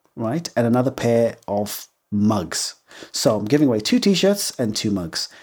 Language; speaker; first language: English; native; English